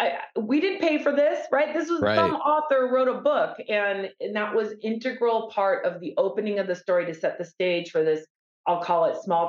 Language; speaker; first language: English; native; English